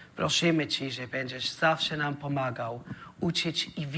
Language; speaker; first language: Polish; non-native, learner; German